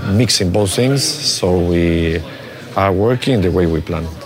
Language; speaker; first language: English; non-native, fluent; Spanish